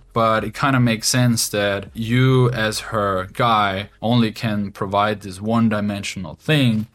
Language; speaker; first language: English; non-native, fluent; German